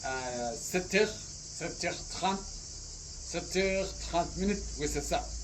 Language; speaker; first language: French; non-native, learner; Arabic